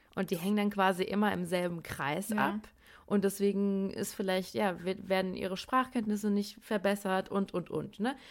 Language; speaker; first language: German; native; German